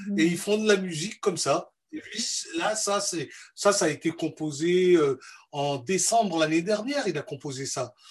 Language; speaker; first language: French; non-native, local second language; Malagasy